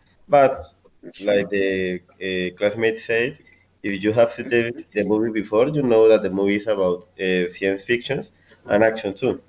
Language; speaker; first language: English; non-native, learner; Spanish